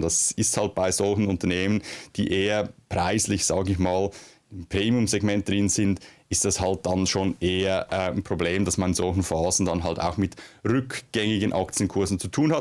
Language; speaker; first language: German; native; German